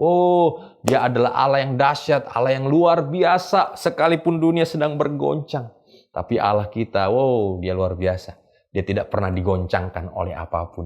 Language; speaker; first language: Indonesian; native; Indonesian